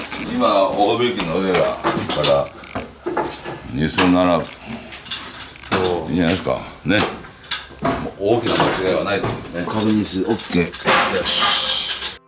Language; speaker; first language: Japanese; native; Japanese